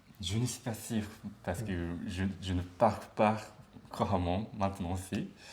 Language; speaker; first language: French; non-native, learner; Japanese